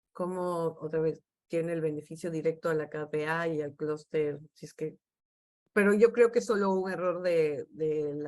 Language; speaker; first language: Spanish; native; Spanish